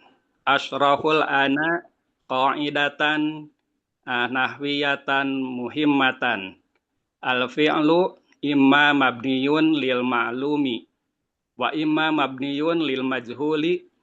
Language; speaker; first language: Arabic; non-native, learner; Indonesian